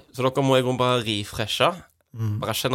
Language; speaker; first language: Norwegian; native; Norwegian